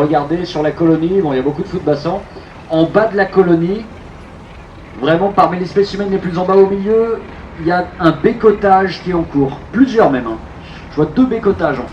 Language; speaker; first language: French; native; French